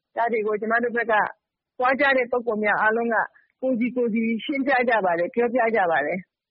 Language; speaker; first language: Burmese; native; Burmese